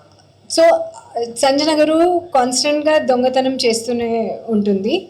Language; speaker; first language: Telugu; non-native, learner; Hindi